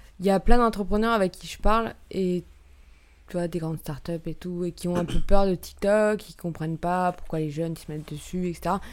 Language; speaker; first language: French; native; French